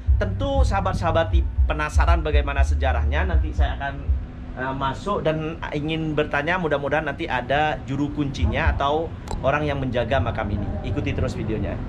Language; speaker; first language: Indonesian; non-native, local second language; Madurese